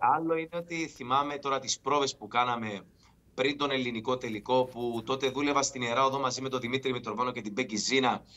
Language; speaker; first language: Greek; native; Greek